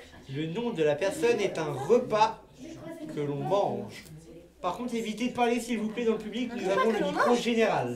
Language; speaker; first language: French; native; French